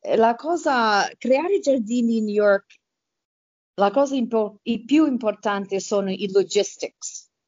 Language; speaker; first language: Italian; early bilingual, heritage; Italian